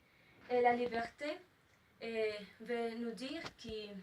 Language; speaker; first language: French; non-native, learner; Spanish